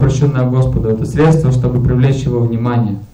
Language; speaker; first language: Russian; native; Russian